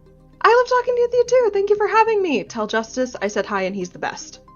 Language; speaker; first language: English; native; English